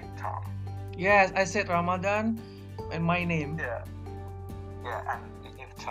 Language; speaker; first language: English; non-native, learner; Indonesian